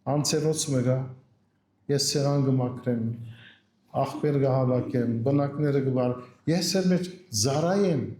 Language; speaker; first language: Armenian; early bilingual, heritage; Armenian